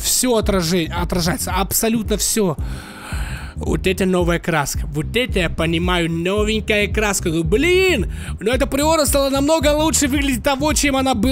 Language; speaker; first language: Russian; native; Russian